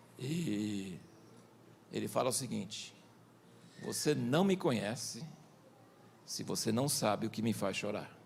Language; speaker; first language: Portuguese; early bilingual, other home language; English